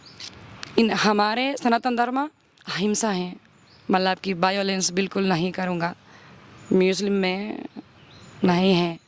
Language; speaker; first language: Hindi; non-native, learner; Spanish